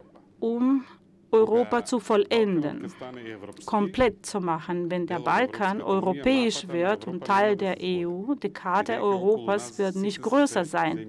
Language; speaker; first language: German; non-native, fluent; Macedonian